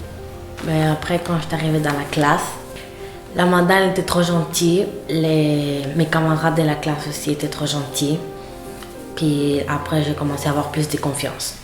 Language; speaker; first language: French; non-native, fluent; Spanish